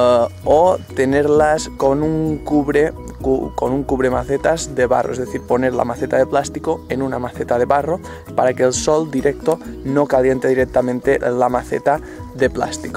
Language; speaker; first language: Spanish; native; Spanish